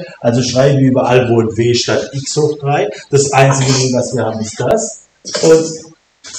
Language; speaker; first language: German; native; German